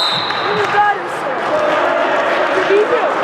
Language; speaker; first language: Russian; native; Russian